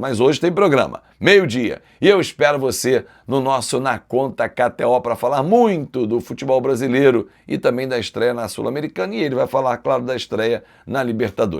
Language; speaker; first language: Portuguese; native; Portuguese